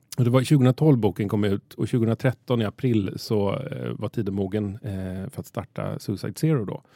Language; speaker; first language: Swedish; native; Swedish